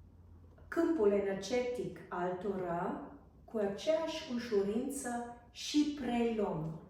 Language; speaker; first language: Romanian; non-native, fluent; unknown